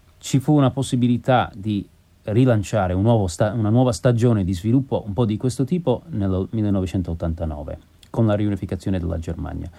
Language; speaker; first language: Italian; non-native, fluent; English